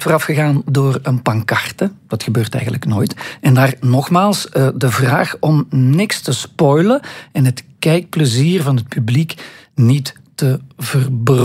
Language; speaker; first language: Dutch; native; Dutch